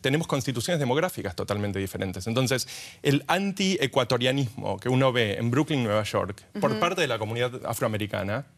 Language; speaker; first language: Spanish; native; Spanish